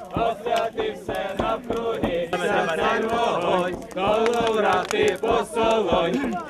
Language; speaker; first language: Ukrainian; native; Ukrainian